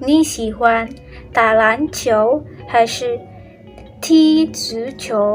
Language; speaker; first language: Chinese; non-native, learner; Indonesian